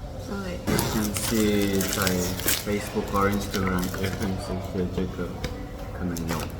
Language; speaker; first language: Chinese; non-native, learner; Mongolian